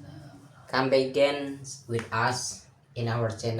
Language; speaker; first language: English; non-native, learner; Indonesian